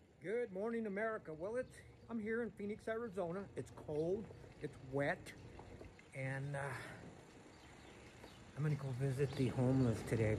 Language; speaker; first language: English; early bilingual, other home language; Spanish